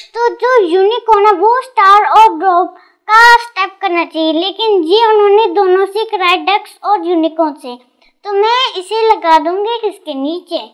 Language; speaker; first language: Hindi; non-native, local second language; Punjabi